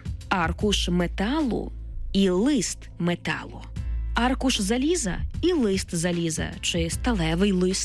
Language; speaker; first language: Ukrainian; native; Ukrainian